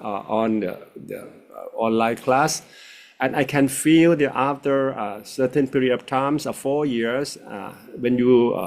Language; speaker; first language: English; non-native, fluent; Thai